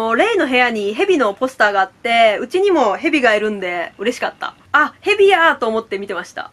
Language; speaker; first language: Japanese; native; Japanese